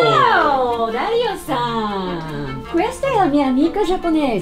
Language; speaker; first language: Italian; non-native, fluent; Japanese